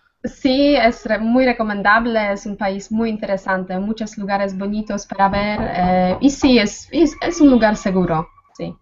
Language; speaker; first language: Spanish; non-native, fluent; Polish